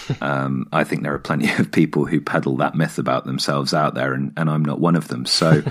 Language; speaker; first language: English; native; English